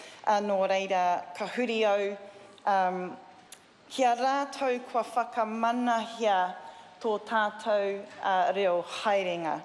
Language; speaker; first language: Māori; non-native, learner; English